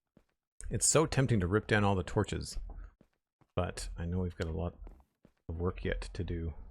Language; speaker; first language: English; native; English